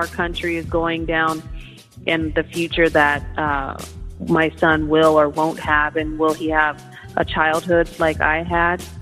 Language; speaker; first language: English; native; English